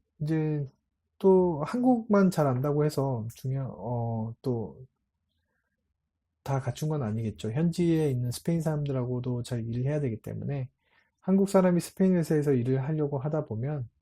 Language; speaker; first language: Korean; native; Korean